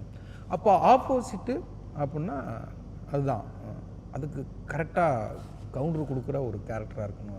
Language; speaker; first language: Tamil; native; Tamil